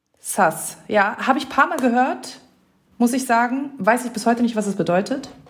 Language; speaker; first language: German; early bilingual, other home language; Persian